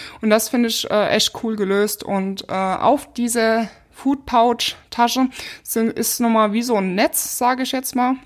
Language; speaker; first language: German; native; German